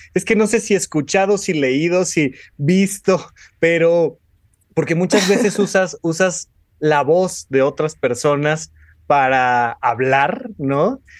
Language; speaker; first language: Spanish; native; Spanish